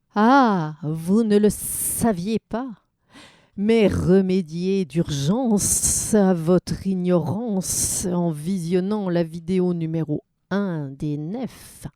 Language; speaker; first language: French; native; French